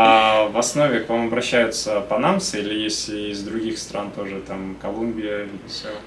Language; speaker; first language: Russian; native; Russian